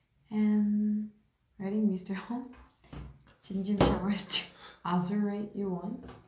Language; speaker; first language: English; non-native, learner; Korean